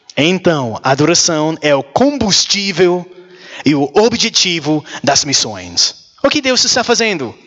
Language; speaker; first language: Portuguese; non-native, learner; English